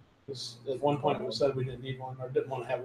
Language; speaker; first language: English; native; English